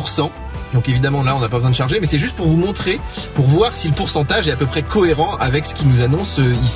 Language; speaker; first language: French; native; French